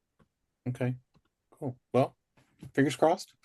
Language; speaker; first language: English; native; English